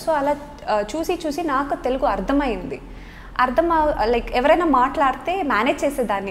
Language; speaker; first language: Telugu; non-native, local second language; Kannada